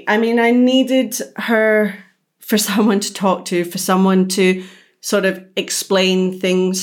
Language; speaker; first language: English; native; English